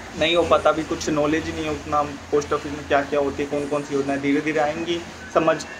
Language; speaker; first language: Hindi; native; Hindi